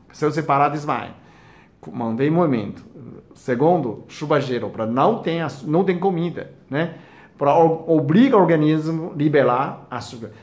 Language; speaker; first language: Portuguese; non-native, fluent; Chinese